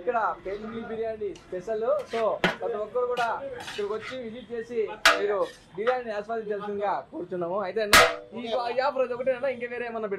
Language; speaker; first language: Telugu; native; Telugu